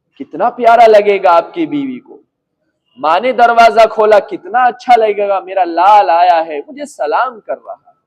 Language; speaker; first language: Urdu; native; Urdu